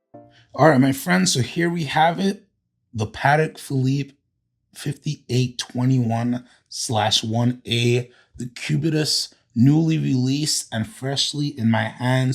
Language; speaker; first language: English; native; English